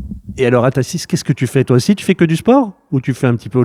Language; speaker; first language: French; native; French